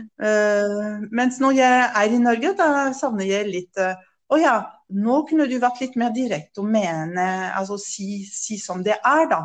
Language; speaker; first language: Norwegian; non-native, fluent; French